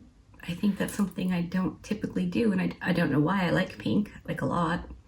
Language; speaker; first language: English; native; English